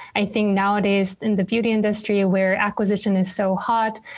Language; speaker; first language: English; non-native, fluent; Korean